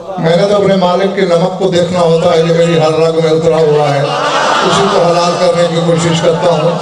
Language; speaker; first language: Urdu; non-native, local second language; Saraiki